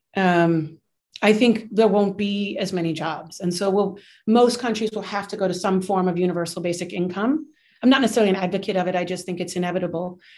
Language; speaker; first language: English; native; English